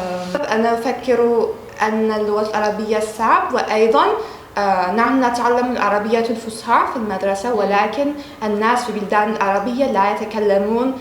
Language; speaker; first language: Arabic; non-native, learner; Turkish